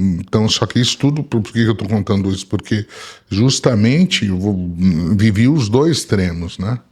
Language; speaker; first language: Portuguese; early bilingual, other home language; Arabic